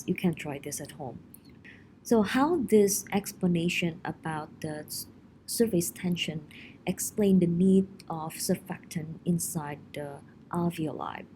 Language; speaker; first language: English; non-native, fluent; Indonesian